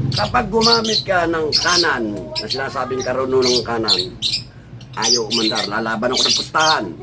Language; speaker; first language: Filipino; native; Filipino